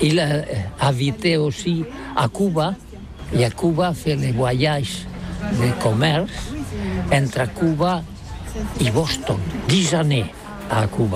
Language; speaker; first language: French; non-native, learner; Catalan